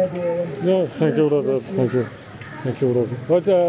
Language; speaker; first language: English; non-native, learner; French